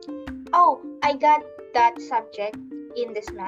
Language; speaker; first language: English; non-native, learner; Indonesian